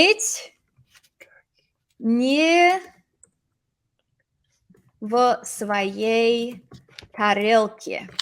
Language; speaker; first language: Russian; non-native, fluent; English